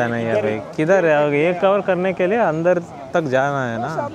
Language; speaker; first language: Hindi; non-native, local second language; Kannada